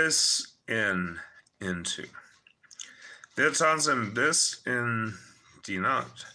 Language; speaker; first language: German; non-native, fluent; English